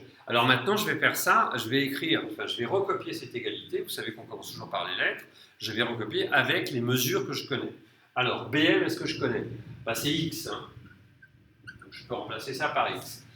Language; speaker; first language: French; native; French